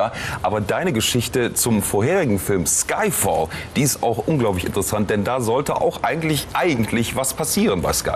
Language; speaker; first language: German; native; German